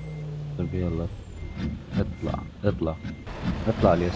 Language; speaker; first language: Arabic; native; Arabic